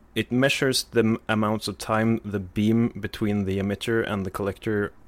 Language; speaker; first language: English; non-native, fluent; Norwegian